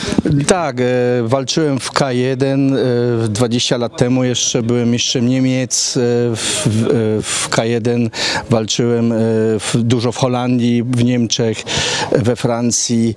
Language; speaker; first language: Polish; early bilingual, heritage; Polish